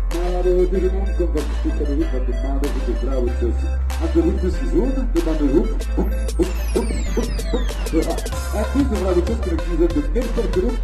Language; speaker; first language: Dutch; non-native, local second language; French